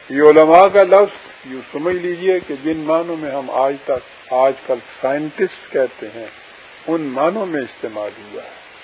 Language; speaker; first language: Urdu; native; Urdu